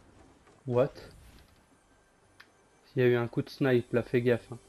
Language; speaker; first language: French; native; French